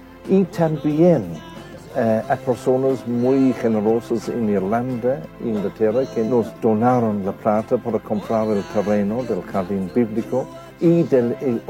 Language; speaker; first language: Spanish; non-native, fluent; English